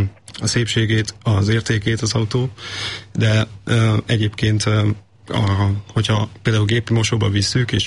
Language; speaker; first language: Hungarian; native; Hungarian